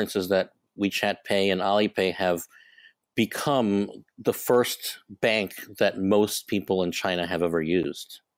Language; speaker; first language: English; non-native, local second language; Cantonese